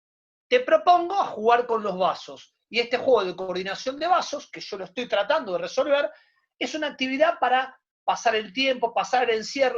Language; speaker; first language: Spanish; native; Spanish